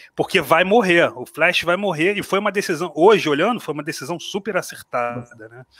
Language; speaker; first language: Portuguese; native; Portuguese